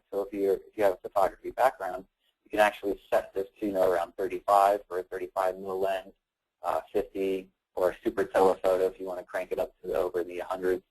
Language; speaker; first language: English; native; English